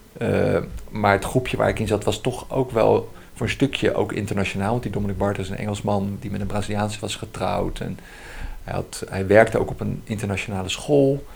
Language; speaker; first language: Dutch; native; Dutch